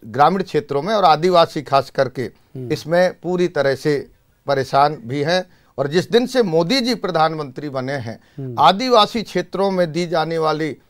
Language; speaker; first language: Hindi; native; Hindi